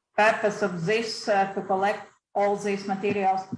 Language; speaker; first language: English; non-native, fluent; Latvian